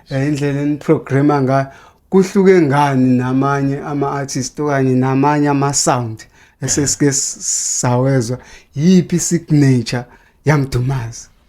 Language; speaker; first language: Zulu; native; Zulu